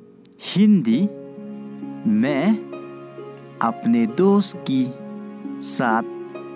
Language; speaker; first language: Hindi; non-native, local second language; Khasi